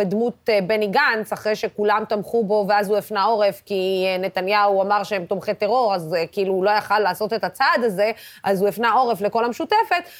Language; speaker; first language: Hebrew; non-native, local second language; Arabic